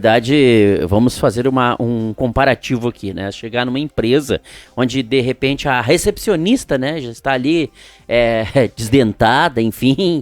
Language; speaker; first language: Portuguese; native; Portuguese